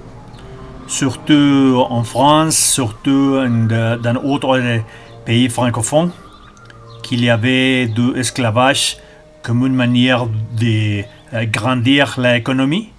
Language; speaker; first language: French; non-native, learner; Spanish